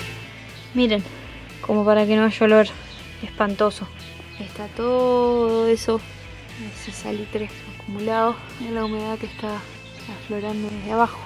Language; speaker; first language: Spanish; native; Spanish